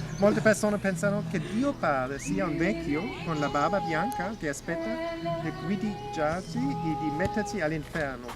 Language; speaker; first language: Italian; non-native, learner; German